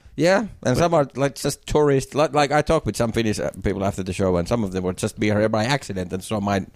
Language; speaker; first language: English; non-native, fluent; Finnish